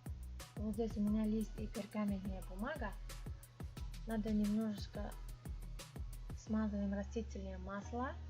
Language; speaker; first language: Russian; non-native, fluent; Tajik